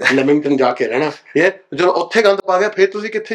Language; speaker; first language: Punjabi; early bilingual, heritage; Punjabi